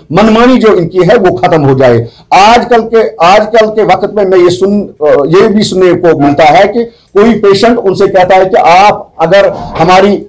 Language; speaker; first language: Urdu; non-native, local second language; Kashmiri